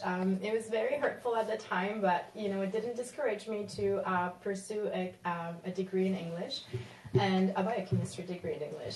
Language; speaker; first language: English; non-native, fluent; French